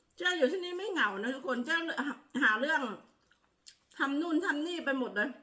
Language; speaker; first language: Thai; native; Thai